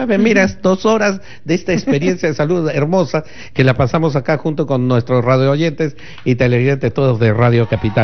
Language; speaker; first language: Spanish; native; Spanish